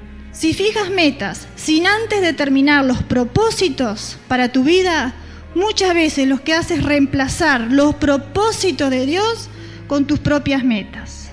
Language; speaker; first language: Spanish; native; Spanish